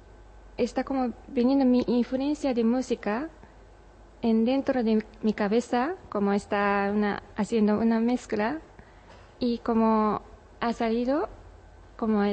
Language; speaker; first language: Spanish; non-native, learner; Japanese